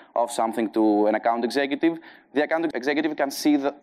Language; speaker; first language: English; non-native, fluent; Greek